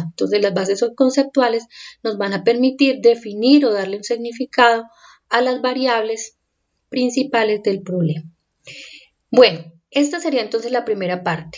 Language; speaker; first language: Spanish; native; Spanish